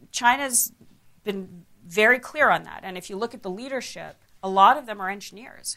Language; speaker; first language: English; native; English